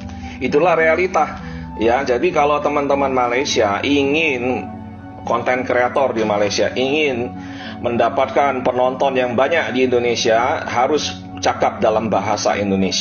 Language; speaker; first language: Indonesian; native; Indonesian